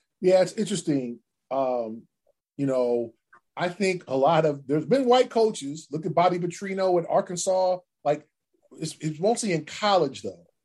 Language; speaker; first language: English; native; English